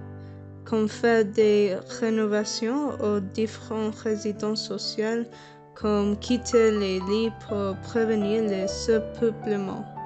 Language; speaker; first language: French; non-native, learner; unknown